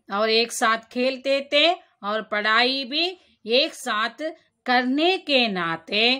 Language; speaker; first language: Hindi; non-native, local second language; Kannada